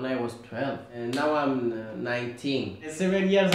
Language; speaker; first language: English; non-native, learner; Greek